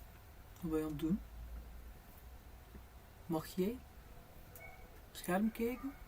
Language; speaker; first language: Dutch; native; Dutch